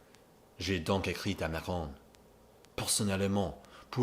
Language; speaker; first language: French; non-native, learner; English